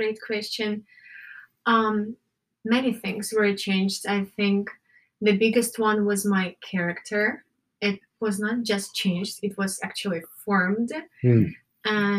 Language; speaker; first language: English; non-native, fluent; Ukrainian